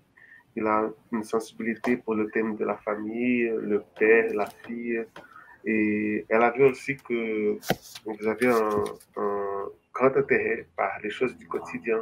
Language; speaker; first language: French; non-native, fluent; Portuguese